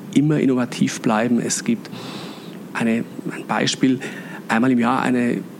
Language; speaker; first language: German; native; German